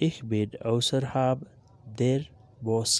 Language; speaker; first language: German; non-native, learner; Urdu